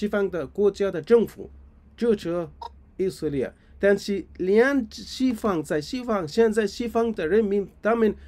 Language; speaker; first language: Chinese; non-native, fluent; Arabic